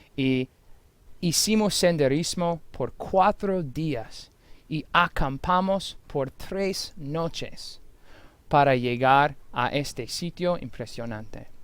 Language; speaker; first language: Spanish; non-native, fluent; English